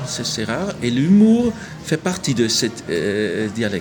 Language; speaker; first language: French; non-native, local second language; German